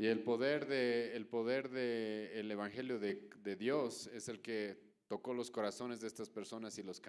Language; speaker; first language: Spanish; native; Spanish